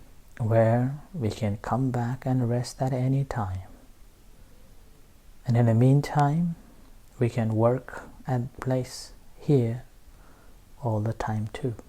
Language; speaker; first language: English; non-native, fluent; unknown